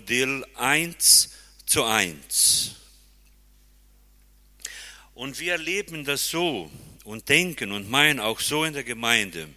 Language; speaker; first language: German; early bilingual, heritage; German